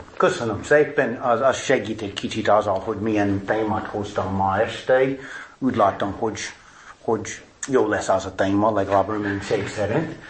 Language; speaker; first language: Hungarian; non-native, fluent; English